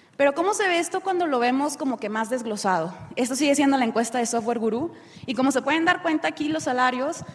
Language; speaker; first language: Spanish; native; Spanish